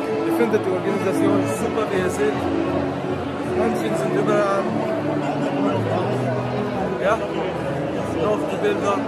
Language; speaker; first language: German; non-native, learner; Arabic